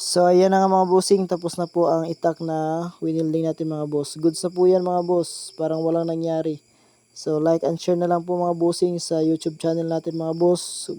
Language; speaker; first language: Filipino; non-native, local second language; Cebuano